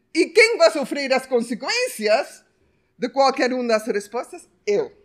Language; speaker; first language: Portuguese; non-native, fluent; Spanish